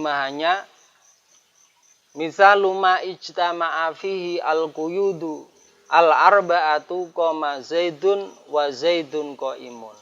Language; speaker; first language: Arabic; non-native, fluent; Javanese